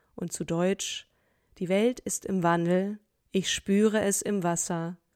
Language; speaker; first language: German; native; German